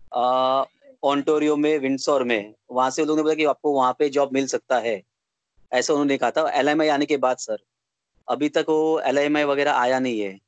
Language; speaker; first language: Hindi; native; Hindi